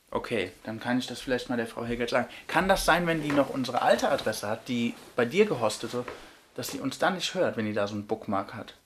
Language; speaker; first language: German; native; German